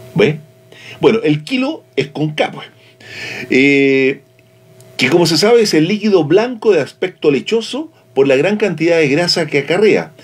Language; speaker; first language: Spanish; native; Spanish